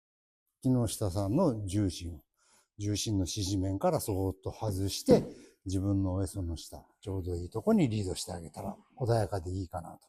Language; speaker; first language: Japanese; native; Japanese